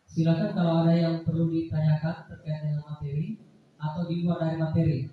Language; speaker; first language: Indonesian; native; Indonesian